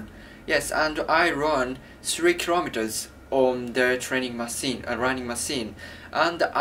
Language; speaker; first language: English; non-native, learner; Japanese